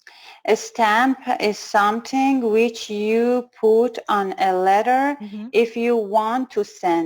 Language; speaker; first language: English; non-native, learner; Persian